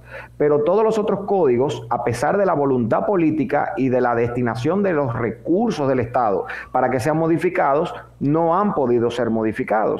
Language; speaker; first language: Spanish; native; Spanish